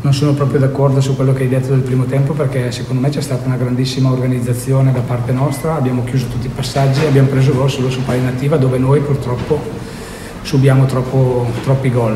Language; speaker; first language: Italian; native; Italian